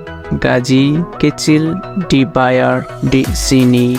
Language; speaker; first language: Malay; non-native, fluent; Nepali